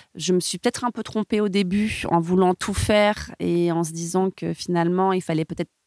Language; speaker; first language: French; native; French